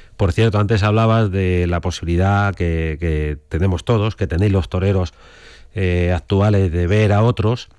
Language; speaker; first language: Spanish; native; Spanish